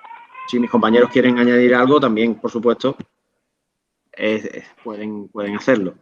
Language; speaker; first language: Spanish; native; Spanish